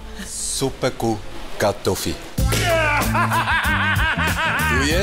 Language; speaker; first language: Romanian; non-native, learner; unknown